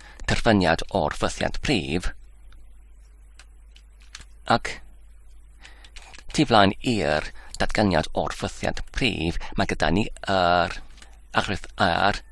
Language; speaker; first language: Welsh; non-native, learner; Polish